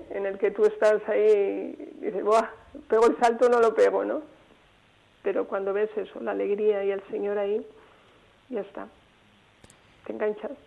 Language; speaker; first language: Spanish; native; Spanish